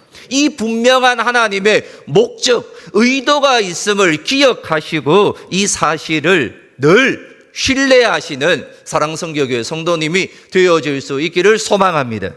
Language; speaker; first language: Korean; native; Korean